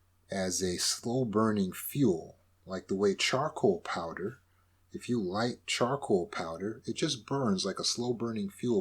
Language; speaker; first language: English; native; English